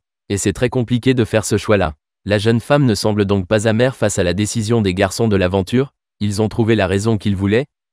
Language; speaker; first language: French; native; French